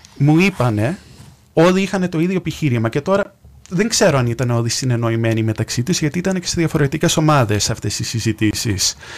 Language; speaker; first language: Greek; early bilingual, heritage; Greek